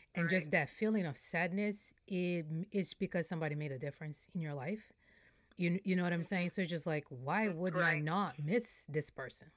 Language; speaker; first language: English; non-native, fluent; Portuguese